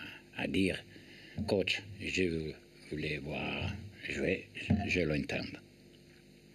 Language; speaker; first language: French; non-native, learner; Italian